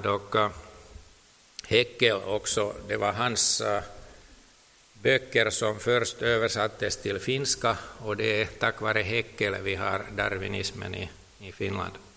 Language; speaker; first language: Swedish; non-native, local second language; Finnish